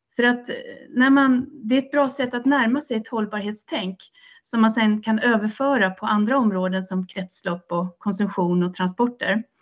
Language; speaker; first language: Swedish; native; Swedish